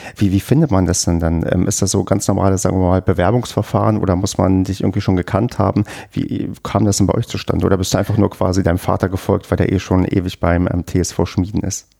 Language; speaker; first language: German; native; German